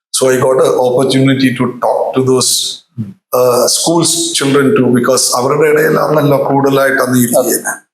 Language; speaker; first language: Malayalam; early bilingual, heritage; Malayalam